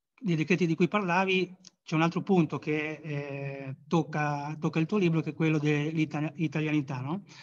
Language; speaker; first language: Italian; native; Italian